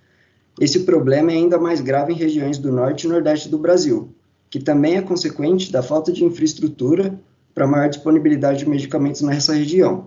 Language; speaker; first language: Portuguese; native; Portuguese